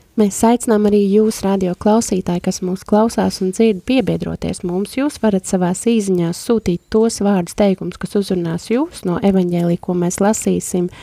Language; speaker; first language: Latvian; native; Latvian